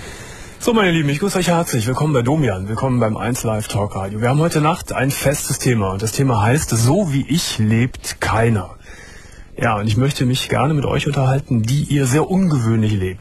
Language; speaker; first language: German; native; German